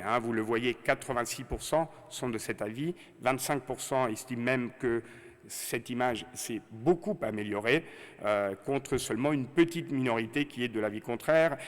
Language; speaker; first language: French; native; French